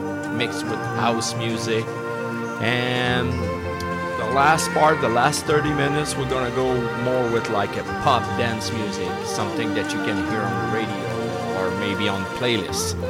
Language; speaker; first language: English; non-native, fluent; French